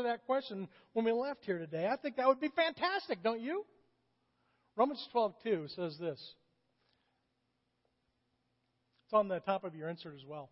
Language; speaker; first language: English; native; English